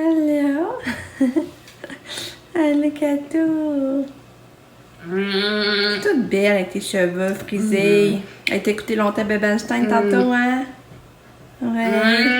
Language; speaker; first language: French; native; French